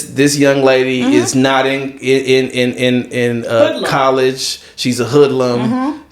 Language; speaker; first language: English; native; English